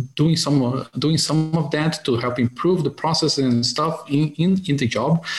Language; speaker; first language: English; non-native, fluent; Portuguese